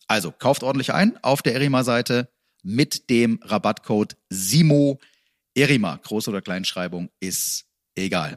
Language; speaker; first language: German; native; German